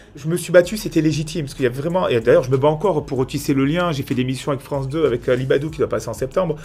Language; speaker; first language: French; native; French